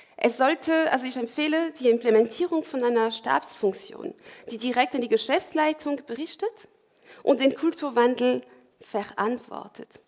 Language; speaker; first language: German; non-native, fluent; French